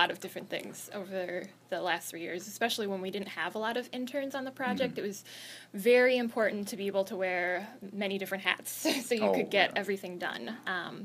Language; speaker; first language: English; native; English